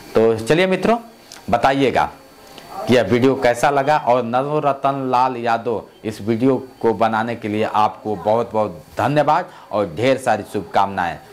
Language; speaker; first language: Hindi; native; Hindi